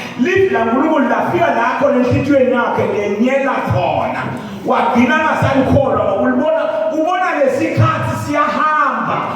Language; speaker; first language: Zulu; non-native, local second language; Swati